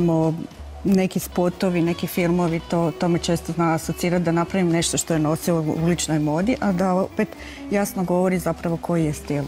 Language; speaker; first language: Croatian; native; Croatian